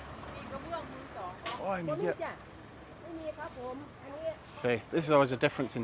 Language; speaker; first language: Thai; non-native, learner; English